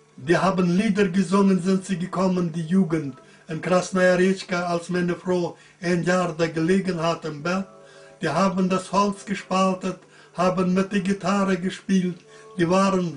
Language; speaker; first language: German; early bilingual, heritage; German